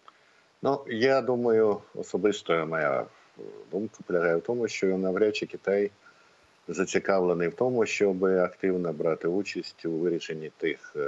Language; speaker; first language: Ukrainian; native; Ukrainian